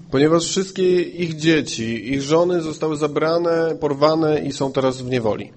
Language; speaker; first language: Polish; native; Polish